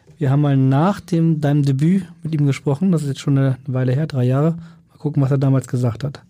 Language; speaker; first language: German; native; German